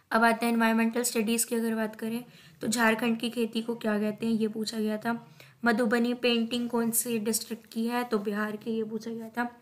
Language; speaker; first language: Hindi; native; Hindi